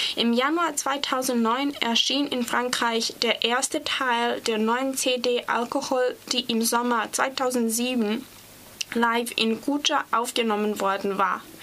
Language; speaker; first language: German; non-native, fluent; Serbian